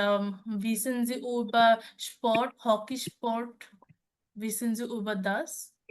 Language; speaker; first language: German; non-native, fluent; Bangla